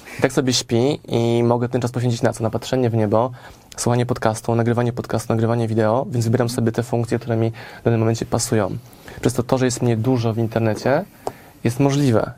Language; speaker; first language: Polish; native; Polish